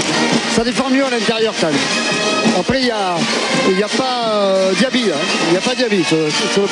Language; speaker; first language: French; native; French